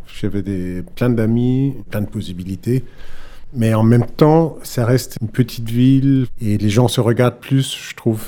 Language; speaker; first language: French; non-native, fluent; Danish